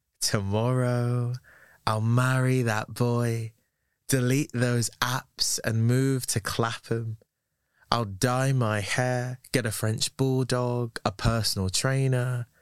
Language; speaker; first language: English; native; English